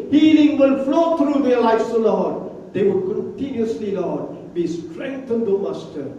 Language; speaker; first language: English; non-native, local second language; Tamil